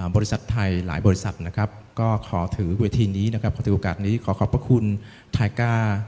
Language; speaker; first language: Thai; non-native, fluent; Vietnamese